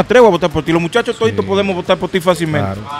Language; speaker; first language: Spanish; native; Spanish